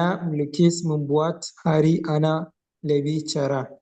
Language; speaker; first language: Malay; non-native, learner; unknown